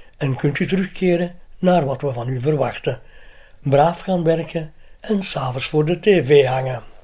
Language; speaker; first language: Dutch; native; Dutch